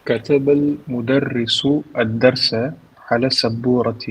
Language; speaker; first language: Arabic; non-native, learner; Tamil